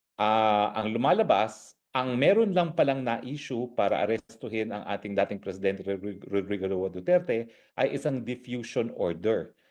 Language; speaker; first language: Filipino; native; Filipino